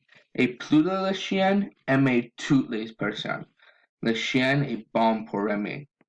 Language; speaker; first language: French; non-native, learner; English